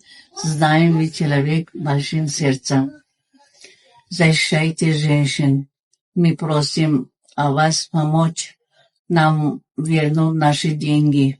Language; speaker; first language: Russian; non-native, learner; Tajik